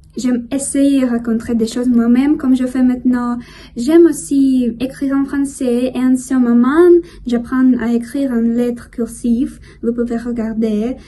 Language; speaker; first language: French; non-native, learner; Russian